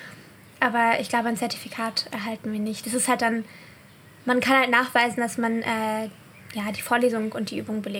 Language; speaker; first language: German; native; German